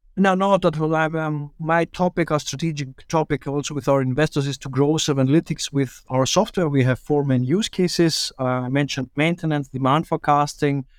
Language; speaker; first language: English; early bilingual, other home language; German